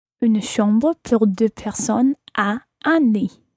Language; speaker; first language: French; non-native, learner; English